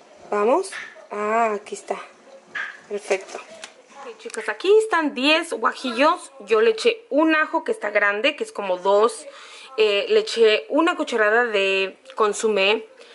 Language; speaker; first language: Spanish; native; Spanish